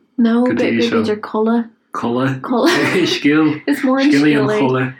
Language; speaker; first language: Irish; native; Irish